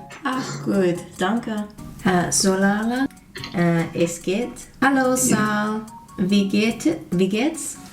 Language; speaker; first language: German; non-native, learner; English